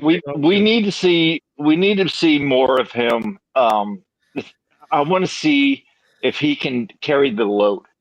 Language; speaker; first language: English; native; English